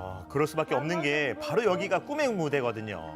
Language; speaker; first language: Korean; native; Korean